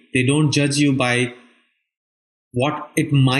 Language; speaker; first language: English; non-native, local second language; Bangla